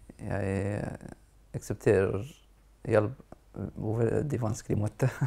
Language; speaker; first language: Norwegian; non-native, learner; Arabic